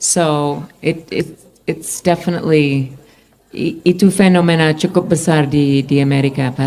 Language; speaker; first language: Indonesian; non-native, fluent; English